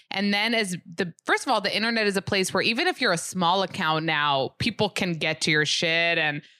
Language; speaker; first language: English; early bilingual, other home language; Hebrew